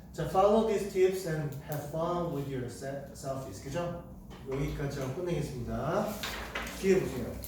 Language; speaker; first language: Korean; native; Korean